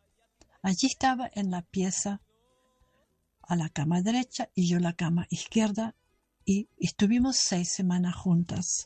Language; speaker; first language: Spanish; non-native, fluent; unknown